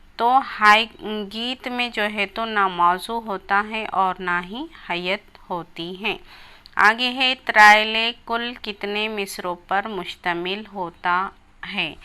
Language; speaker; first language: Urdu; native; Urdu